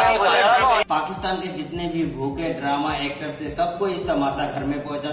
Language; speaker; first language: Hindi; native; Hindi